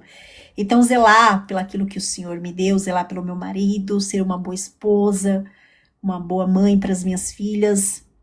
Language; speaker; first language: Portuguese; native; Portuguese